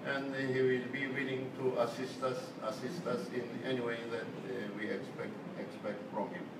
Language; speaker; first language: English; non-native, fluent; Turkish